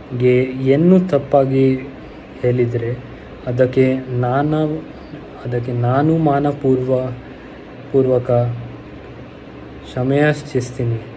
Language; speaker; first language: Kannada; non-native, local second language; Hindi